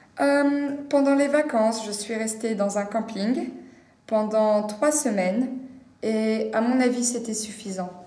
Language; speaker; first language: French; non-native, learner; English